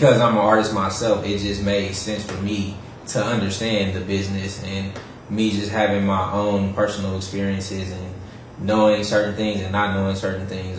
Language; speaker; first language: English; native; English